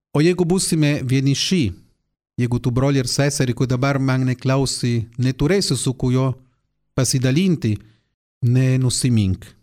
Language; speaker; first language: Lithuanian; non-native, fluent; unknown